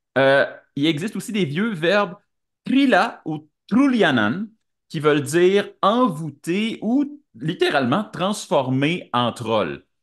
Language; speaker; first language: French; native; French